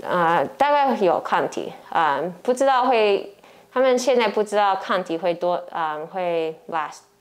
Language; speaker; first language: Chinese; early bilingual, heritage; English